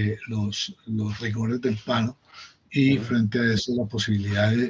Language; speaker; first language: Spanish; native; Spanish